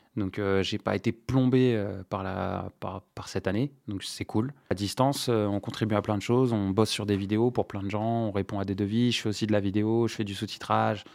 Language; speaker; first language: French; non-native, local second language; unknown